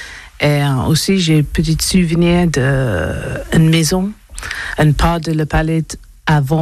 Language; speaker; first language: French; non-native, learner; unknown